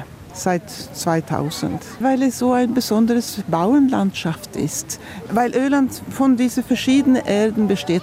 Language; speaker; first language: German; non-native, fluent; Swedish